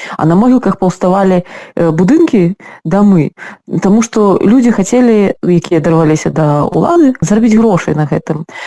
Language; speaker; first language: Belarusian; non-native, local second language; Russian